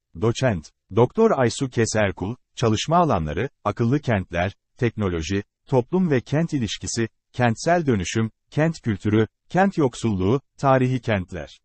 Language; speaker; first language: Turkish; native; Turkish